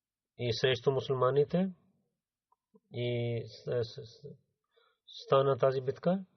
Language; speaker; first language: Bulgarian; non-native, fluent; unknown